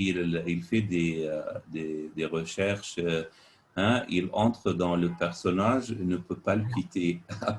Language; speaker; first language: French; non-native, fluent; Arabic